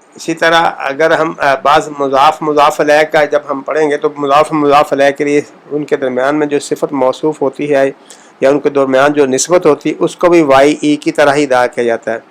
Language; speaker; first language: Urdu; native; Urdu